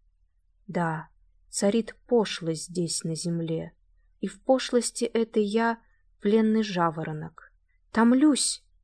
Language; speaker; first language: Russian; native; Russian